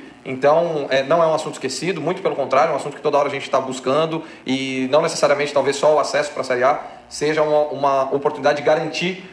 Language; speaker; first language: Portuguese; native; Portuguese